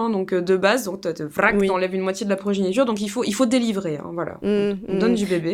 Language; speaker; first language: French; native; French